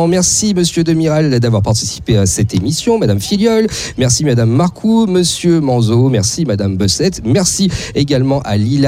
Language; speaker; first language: French; native; French